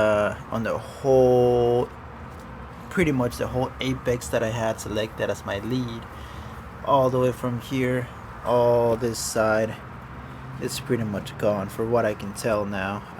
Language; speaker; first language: English; non-native, fluent; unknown